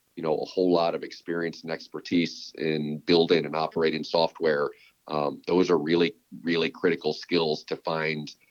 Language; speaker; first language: English; native; English